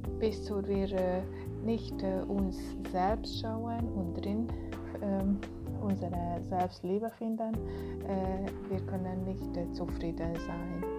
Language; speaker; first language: German; non-native, learner; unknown